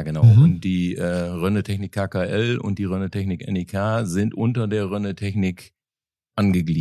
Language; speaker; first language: German; native; German